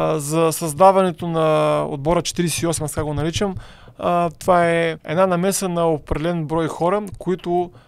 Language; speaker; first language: Bulgarian; native; Bulgarian